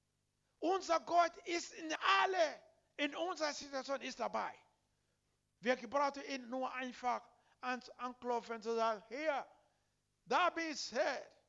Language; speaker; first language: German; non-native, learner; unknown